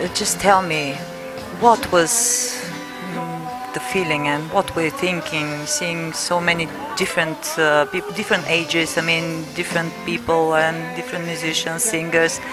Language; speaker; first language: English; non-native, fluent; Bulgarian